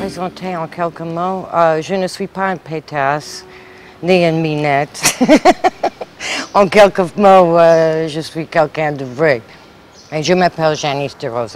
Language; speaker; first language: French; non-native, fluent; English